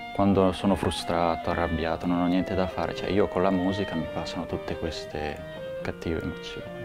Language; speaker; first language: Italian; early bilingual, other home language; Romanian